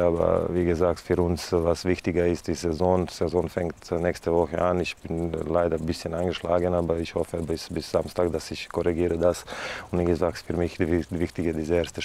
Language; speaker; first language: German; non-native, fluent; Serbian